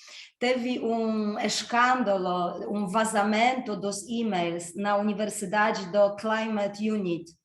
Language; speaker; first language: Portuguese; non-native, fluent; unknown